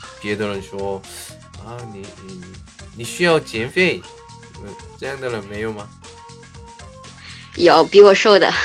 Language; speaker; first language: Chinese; non-native, learner; Korean